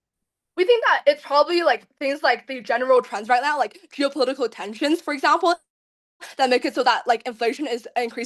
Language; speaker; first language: English; non-native, fluent; Chinese